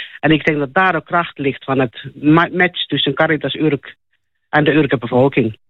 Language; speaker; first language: Dutch; non-native, fluent; Finnish